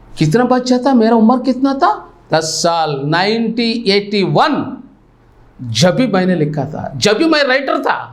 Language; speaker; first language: Hindi; non-native, local second language; Telugu